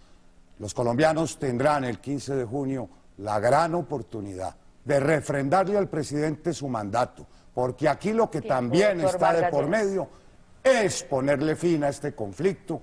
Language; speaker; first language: Spanish; native; Spanish